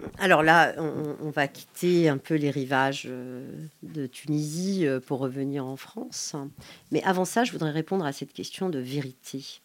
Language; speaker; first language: French; non-native, local second language; Arabic